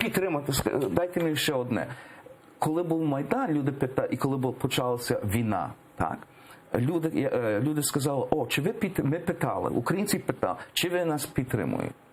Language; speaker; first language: Ukrainian; early bilingual, heritage; English